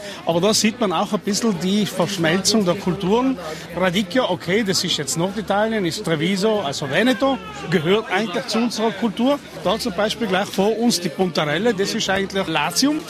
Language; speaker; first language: German; native; German